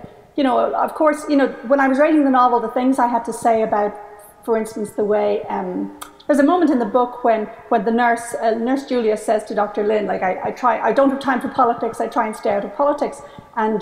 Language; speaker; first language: English; native; English